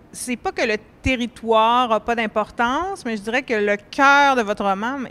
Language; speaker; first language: French; native; French